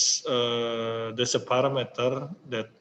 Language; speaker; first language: English; non-native, learner; Indonesian